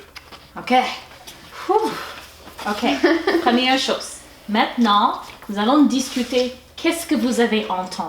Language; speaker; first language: French; non-native, fluent; English